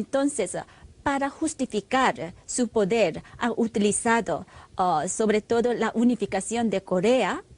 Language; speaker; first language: Spanish; non-native, fluent; Korean